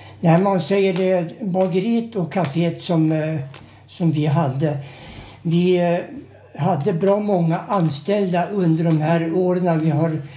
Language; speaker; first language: Swedish; native; Swedish